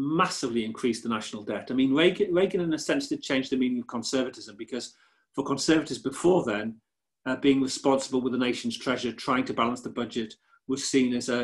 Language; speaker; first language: English; native; English